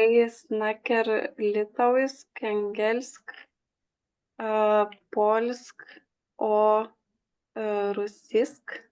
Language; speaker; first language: Norwegian; non-native, learner; Lithuanian